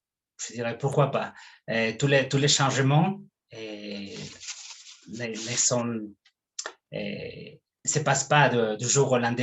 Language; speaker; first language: French; non-native, fluent; Spanish